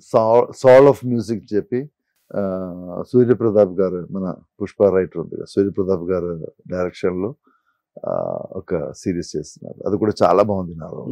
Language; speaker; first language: Telugu; non-native, local second language; Malayalam